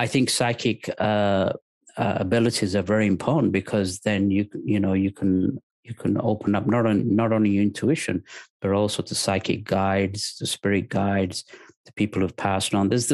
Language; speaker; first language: English; native; English